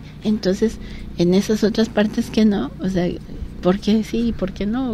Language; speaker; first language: Spanish; native; Spanish